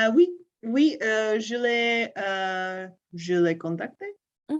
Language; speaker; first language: French; non-native, learner; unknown